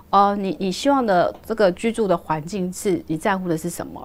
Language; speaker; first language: Chinese; native; Chinese